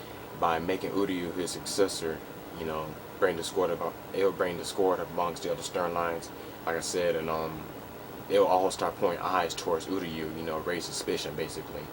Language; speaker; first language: English; native; English